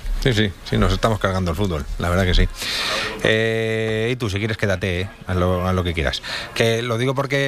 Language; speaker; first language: Spanish; native; Spanish